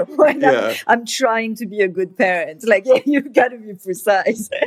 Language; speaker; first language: English; non-native, fluent; French